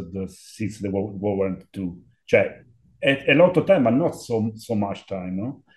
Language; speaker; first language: English; non-native, learner; Italian